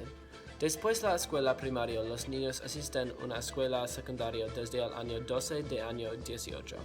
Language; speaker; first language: Spanish; non-native, learner; English